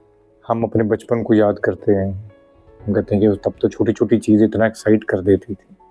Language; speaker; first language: Hindi; non-native, local second language; Punjabi